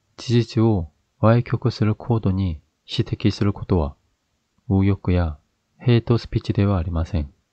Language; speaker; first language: Japanese; non-native, fluent; Korean